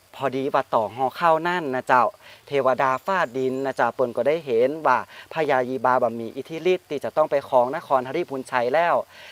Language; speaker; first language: Thai; native; Thai